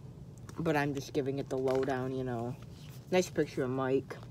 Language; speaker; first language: English; native; English